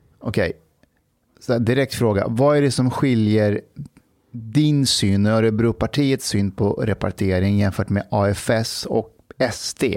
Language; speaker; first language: Swedish; early bilingual, other home language; Persian